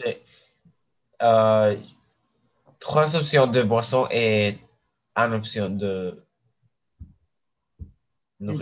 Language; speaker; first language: French; non-native, learner; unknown